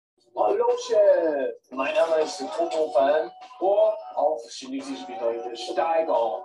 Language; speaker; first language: German; non-native, learner; Chinese